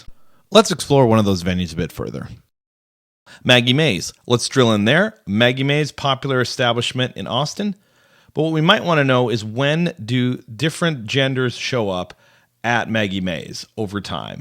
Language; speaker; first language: English; native; English